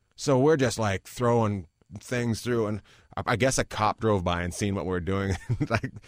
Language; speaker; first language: English; native; English